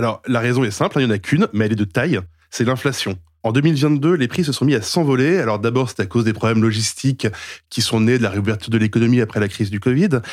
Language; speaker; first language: French; native; French